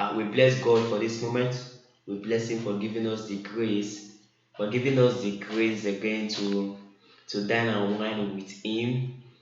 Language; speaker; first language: English; non-native, local second language; Yoruba